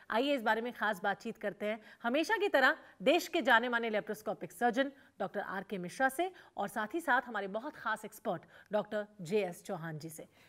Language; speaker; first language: Hindi; native; Hindi